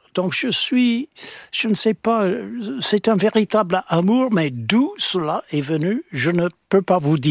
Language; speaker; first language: French; non-native, fluent; English